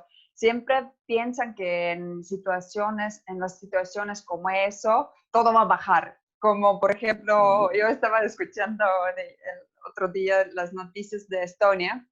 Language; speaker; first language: Spanish; non-native, fluent; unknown